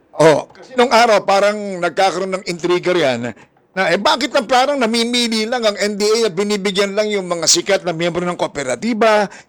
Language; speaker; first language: Filipino; native; Filipino